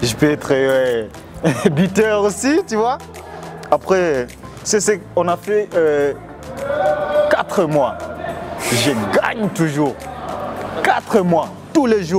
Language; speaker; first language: French; non-native, local second language; Rundi